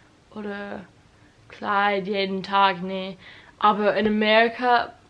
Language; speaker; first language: German; non-native, learner; English